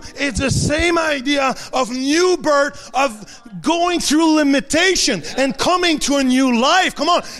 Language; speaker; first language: English; non-native, fluent; French